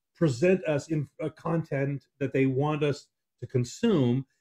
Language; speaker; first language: English; native; English